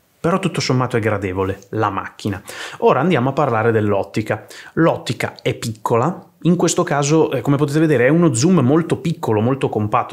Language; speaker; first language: Italian; native; Italian